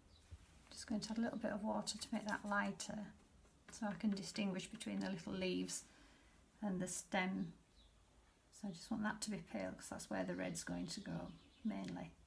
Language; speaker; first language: English; native; English